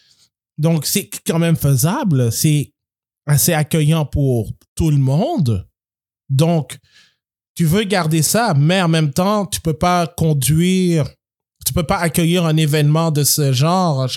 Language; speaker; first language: French; native; French